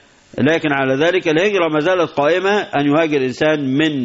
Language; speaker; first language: Arabic; native; Arabic